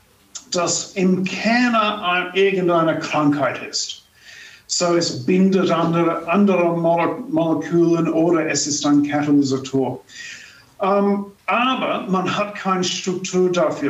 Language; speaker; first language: German; non-native, fluent; English